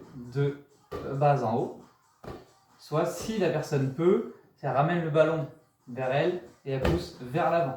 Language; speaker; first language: French; native; French